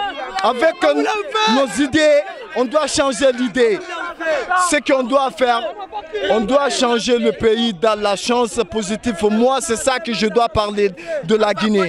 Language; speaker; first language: French; non-native, local second language; Fula